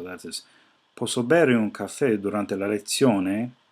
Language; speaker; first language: Italian; non-native, fluent; English